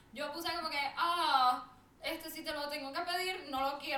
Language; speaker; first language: Spanish; native; Spanish